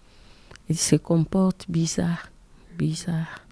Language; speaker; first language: French; non-native, learner; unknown